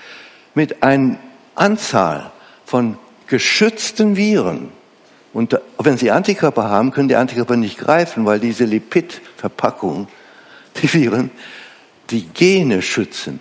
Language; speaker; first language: German; non-native, fluent; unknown